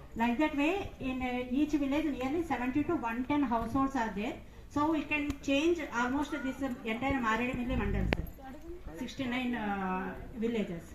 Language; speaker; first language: English; non-native, local second language; Telugu